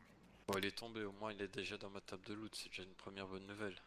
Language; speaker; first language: French; native; French